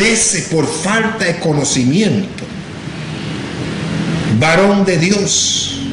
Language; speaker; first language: Spanish; non-native, local second language; English